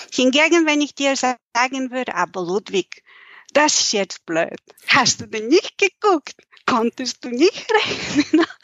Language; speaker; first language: German; non-native, fluent; Bulgarian